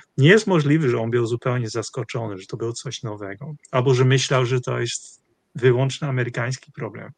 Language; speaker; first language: Polish; non-native, fluent; Dutch